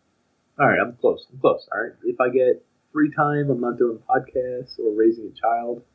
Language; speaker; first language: English; native; English